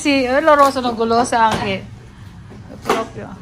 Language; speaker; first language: Italian; non-native, learner; Filipino